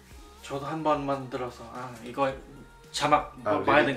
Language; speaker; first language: Korean; non-native, learner; Vietnamese